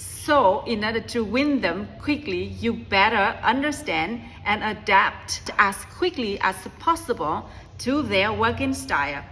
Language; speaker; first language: English; non-native, fluent; Vietnamese